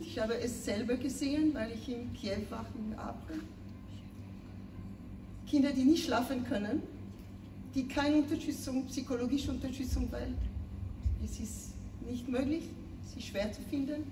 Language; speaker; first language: German; non-native, fluent; Ukrainian